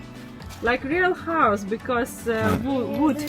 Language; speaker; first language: English; non-native, learner; Russian